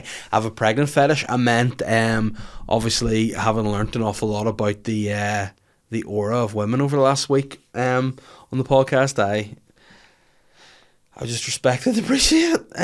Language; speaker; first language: English; native; English